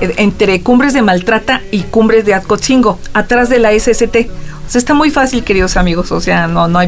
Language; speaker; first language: Spanish; native; Spanish